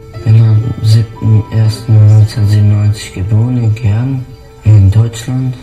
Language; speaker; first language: German; early bilingual, other home language; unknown